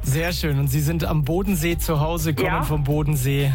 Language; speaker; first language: German; native; German